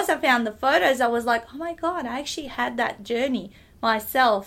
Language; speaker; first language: English; non-native, fluent; Macedonian